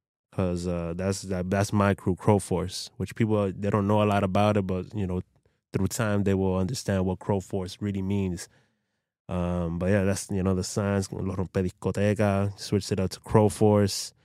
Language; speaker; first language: English; early bilingual, other home language; Spanish